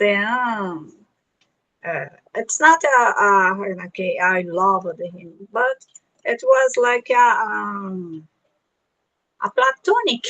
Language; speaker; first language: English; non-native, learner; Portuguese